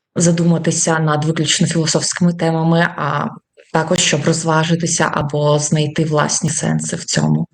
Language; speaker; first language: Ukrainian; native; Ukrainian